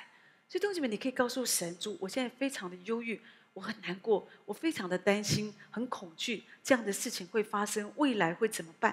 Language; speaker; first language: Chinese; native; Chinese